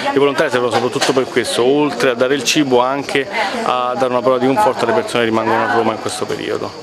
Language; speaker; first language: Italian; native; Italian